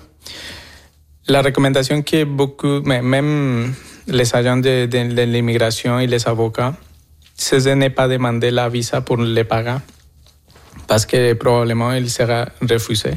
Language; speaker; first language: French; non-native, fluent; Spanish